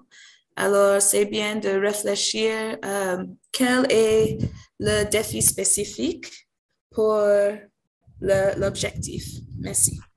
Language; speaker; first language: French; non-native, fluent; English